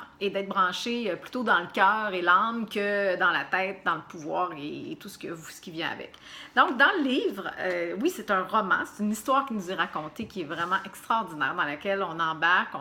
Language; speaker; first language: French; native; French